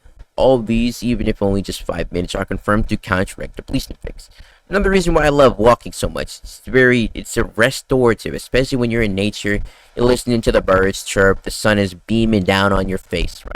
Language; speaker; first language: English; native; English